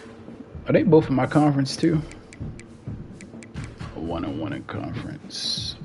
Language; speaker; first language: English; native; English